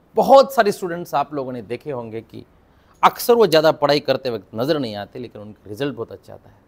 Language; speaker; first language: Hindi; non-native, local second language; Marathi